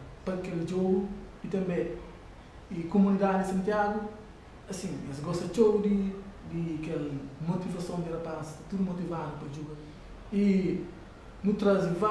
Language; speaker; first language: Portuguese; non-native, learner; Kabuverdianu